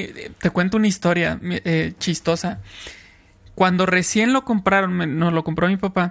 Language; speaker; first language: Spanish; native; Spanish